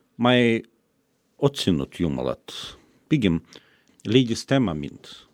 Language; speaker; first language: Estonian; non-native, fluent; Russian